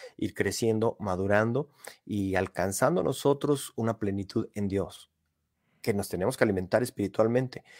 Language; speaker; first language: Spanish; native; Spanish